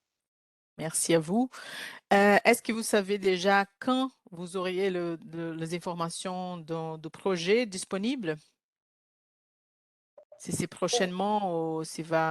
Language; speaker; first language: French; non-native, learner; Portuguese